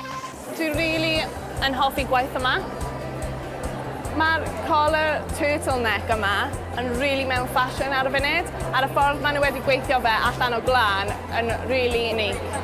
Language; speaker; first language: Welsh; native; Welsh